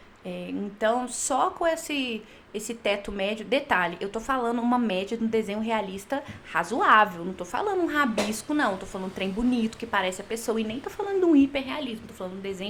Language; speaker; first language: Portuguese; native; Portuguese